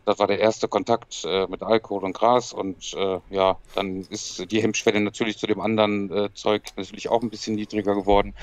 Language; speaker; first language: German; native; German